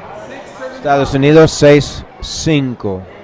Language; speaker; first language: Spanish; non-native, learner; English